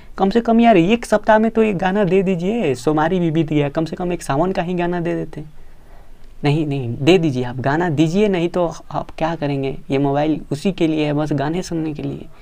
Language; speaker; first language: Hindi; native; Hindi